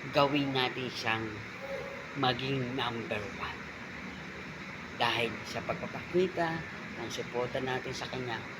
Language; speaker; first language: Filipino; native; Filipino